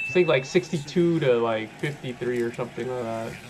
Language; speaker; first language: English; native; English